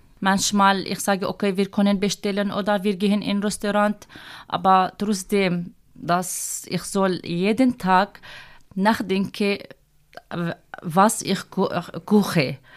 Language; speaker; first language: German; non-native, learner; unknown